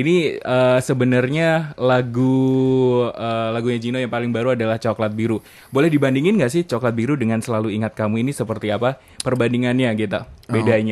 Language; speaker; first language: Indonesian; native; Indonesian